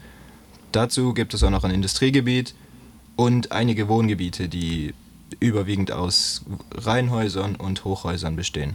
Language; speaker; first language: German; native; German